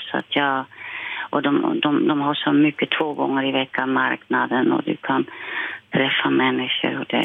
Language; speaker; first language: Swedish; non-native, fluent; Dutch